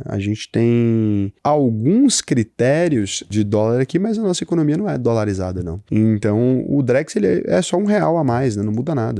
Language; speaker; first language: Portuguese; native; Portuguese